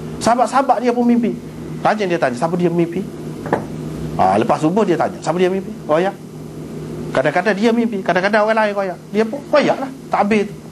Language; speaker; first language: Malay; native; Malay